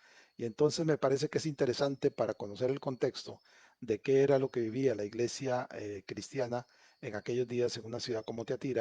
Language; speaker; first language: Spanish; native; Spanish